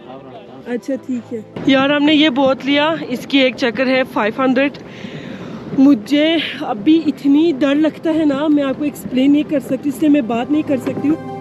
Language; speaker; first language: Hindi; non-native, fluent; Turkish